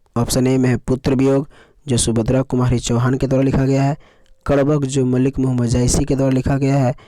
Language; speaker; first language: Hindi; native; Hindi